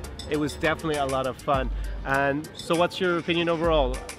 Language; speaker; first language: English; native; English